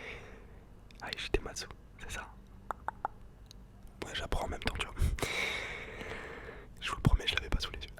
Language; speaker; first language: French; native; French